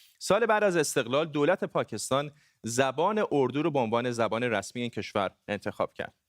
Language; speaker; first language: Persian; non-native, local second language; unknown